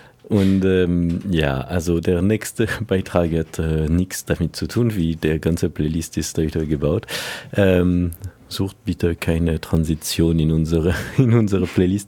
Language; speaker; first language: German; non-native, fluent; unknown